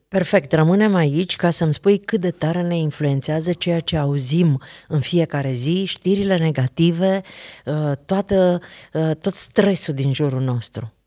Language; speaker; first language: Romanian; native; Romanian